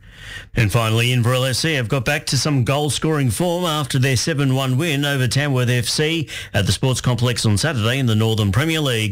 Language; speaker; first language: English; native; English